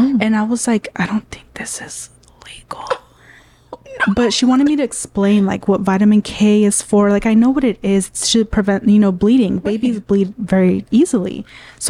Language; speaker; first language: English; early bilingual, other home language; Spanish